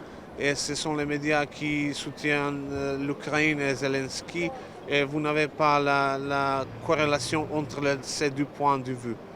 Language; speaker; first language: French; non-native, learner; Serbian